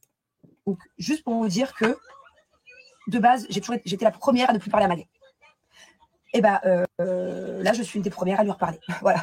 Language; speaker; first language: French; native; French